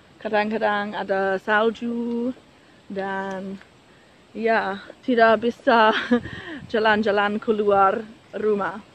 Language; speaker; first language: Indonesian; non-native, learner; English